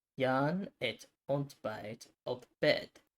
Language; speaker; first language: Dutch; non-native, learner; English